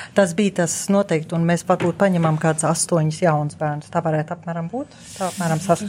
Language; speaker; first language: Latvian; early bilingual, heritage; Latvian